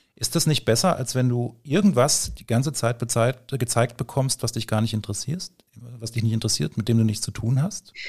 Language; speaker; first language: German; native; German